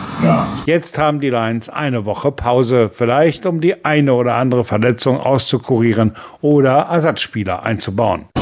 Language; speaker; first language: German; native; German